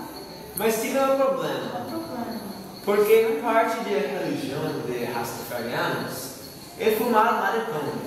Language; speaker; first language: Portuguese; non-native, learner; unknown